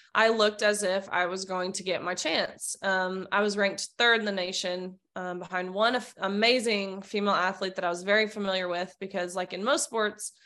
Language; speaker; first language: English; native; English